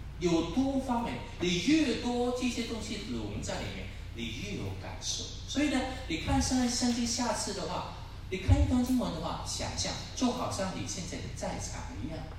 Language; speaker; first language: Chinese; non-native, local second language; Cantonese